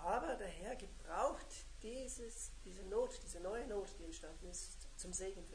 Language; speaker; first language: German; native; German